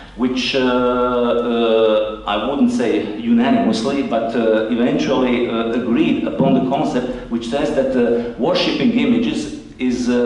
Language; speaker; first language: English; non-native, fluent; Croatian